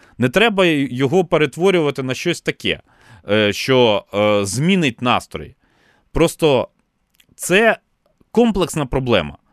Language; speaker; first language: Ukrainian; non-native, local second language; Russian